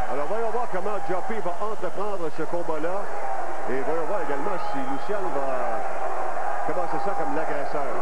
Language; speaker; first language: French; native; French